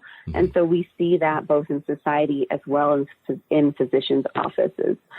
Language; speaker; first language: English; native; English